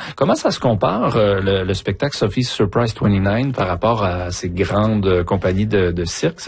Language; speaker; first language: French; native; French